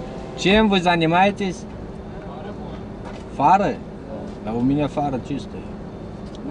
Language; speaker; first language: Russian; non-native, local second language; Uzbek